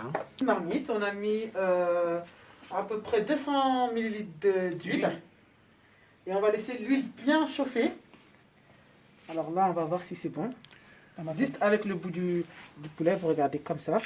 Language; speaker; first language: French; native; French